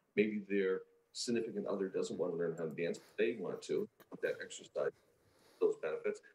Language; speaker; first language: English; native; English